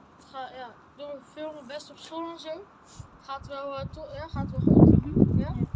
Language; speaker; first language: Dutch; early bilingual, other home language; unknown